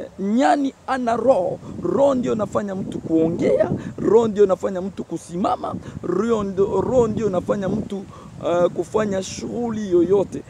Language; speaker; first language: Swahili; native; Swahili